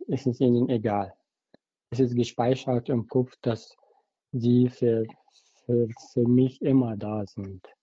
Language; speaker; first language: German; non-native, fluent; Arabic